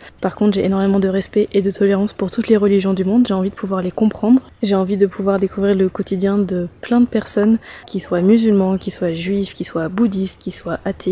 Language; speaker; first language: French; native; French